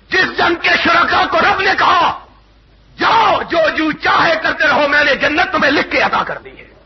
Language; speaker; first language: Urdu; non-native, local second language; Punjabi